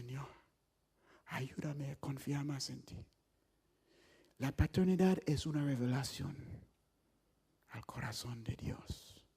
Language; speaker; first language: Spanish; non-native, fluent; English